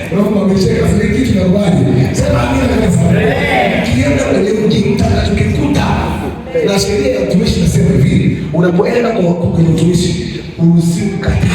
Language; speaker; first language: Swahili; non-native, local second language; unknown